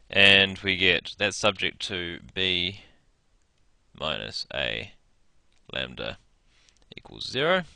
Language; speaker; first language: English; native; English